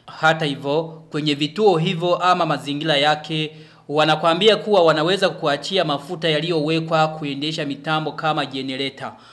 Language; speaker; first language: Swahili; non-native, local second language; Rundi